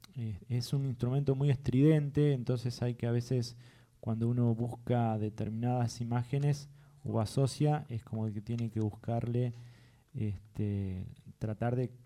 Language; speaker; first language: Spanish; native; Spanish